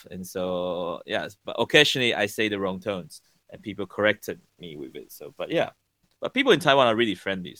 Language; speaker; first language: English; native; English